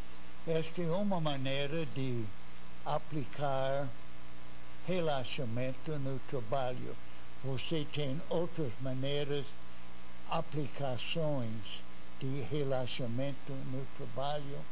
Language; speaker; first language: Portuguese; non-native, fluent; English